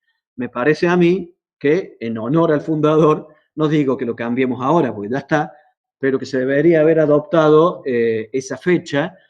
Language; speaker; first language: Spanish; native; Spanish